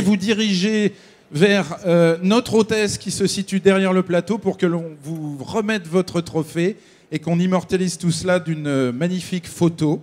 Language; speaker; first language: French; native; French